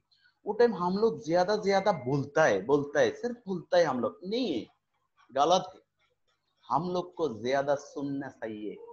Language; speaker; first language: Hindi; non-native, fluent; Bangla